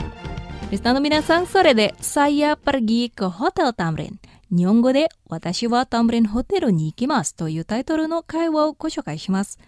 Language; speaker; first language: Japanese; non-native, fluent; Indonesian